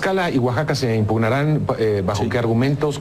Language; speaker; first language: Spanish; native; Spanish